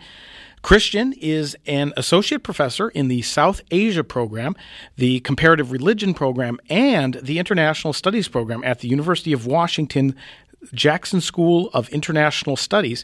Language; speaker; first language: English; native; English